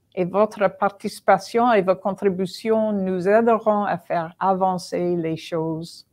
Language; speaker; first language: French; non-native, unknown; English